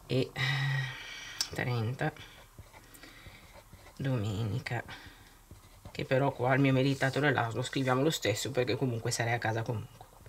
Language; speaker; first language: Italian; native; Italian